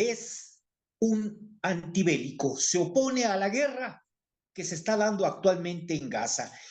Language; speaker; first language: Spanish; native; Spanish